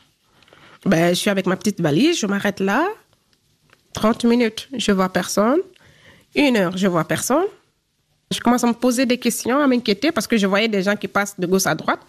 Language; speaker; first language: French; non-native, local second language; Fula